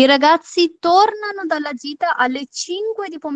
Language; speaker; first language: Italian; non-native, fluent; Urdu